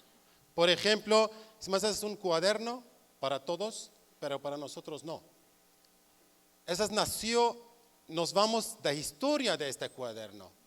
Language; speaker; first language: Spanish; non-native, learner; Kurdish